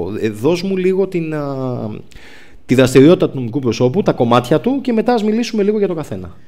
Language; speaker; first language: Greek; native; Greek